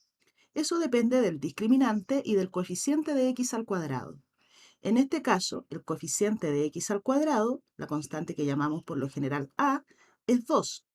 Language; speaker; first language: Spanish; native; Spanish